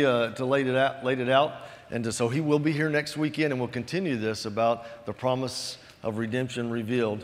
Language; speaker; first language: English; native; English